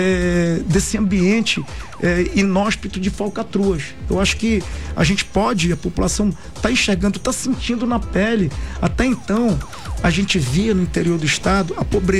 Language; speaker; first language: Portuguese; native; Portuguese